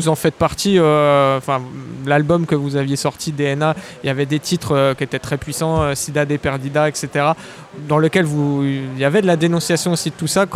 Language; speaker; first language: French; native; French